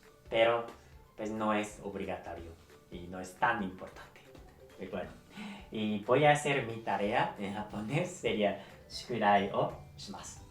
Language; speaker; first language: Spanish; non-native, fluent; Japanese